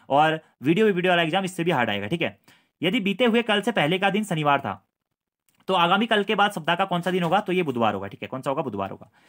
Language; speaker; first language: Hindi; native; Hindi